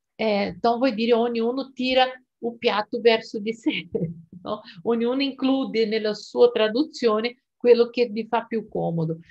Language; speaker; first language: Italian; non-native, fluent; Portuguese